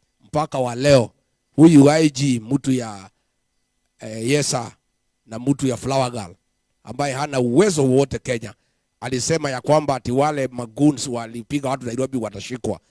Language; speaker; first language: Swahili; non-native, local second language; Kikuyu